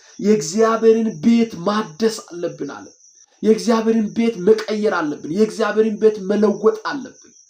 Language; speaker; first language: Amharic; non-native, local second language; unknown